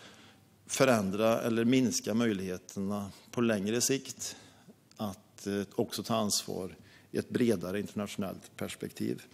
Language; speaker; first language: Swedish; native; Swedish